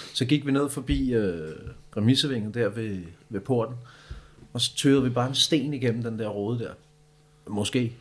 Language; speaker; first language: Danish; native; Danish